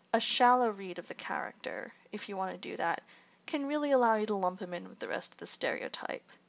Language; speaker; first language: English; native; English